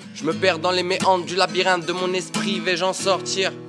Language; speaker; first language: French; native; French